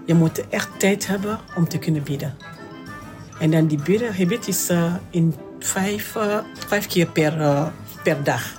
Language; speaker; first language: Dutch; non-native, learner; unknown